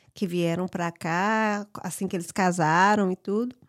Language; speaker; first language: Portuguese; early bilingual, heritage; English